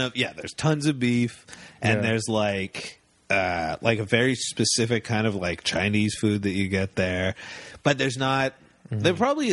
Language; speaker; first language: English; native; English